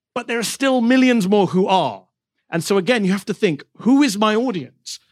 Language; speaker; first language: English; native; English